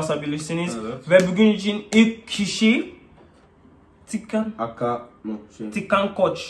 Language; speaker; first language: Turkish; non-native, learner; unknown